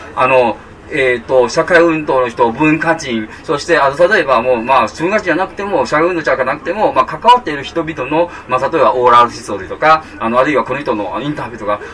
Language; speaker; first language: Japanese; non-native, fluent; Chinese